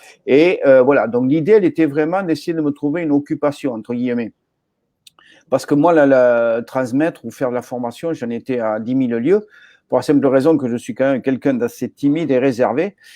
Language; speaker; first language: French; native; French